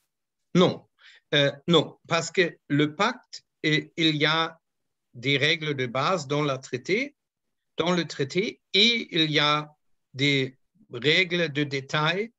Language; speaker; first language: French; non-native, fluent; German